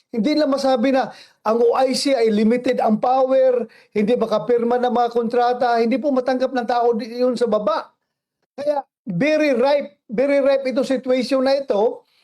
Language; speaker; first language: Filipino; non-native, local second language; Cebuano